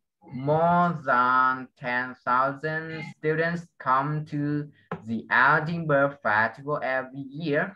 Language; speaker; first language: English; non-native, fluent; Vietnamese